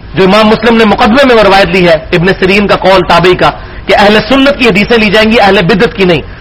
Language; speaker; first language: Urdu; non-native, local second language; Punjabi